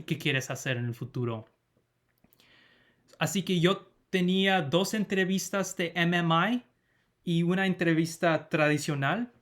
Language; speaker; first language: Spanish; non-native, fluent; English